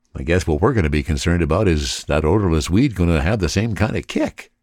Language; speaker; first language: English; native; English